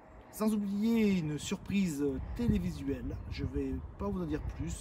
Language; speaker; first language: French; native; French